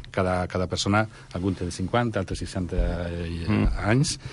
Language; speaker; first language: Catalan; non-native, learner; Italian